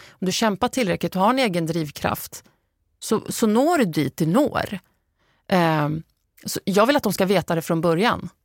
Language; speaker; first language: Swedish; early bilingual, other home language; Arabic